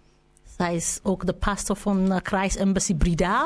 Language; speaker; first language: Dutch; non-native, learner; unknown